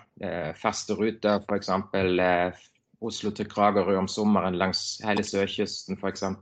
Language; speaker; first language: Norwegian; non-native, fluent; German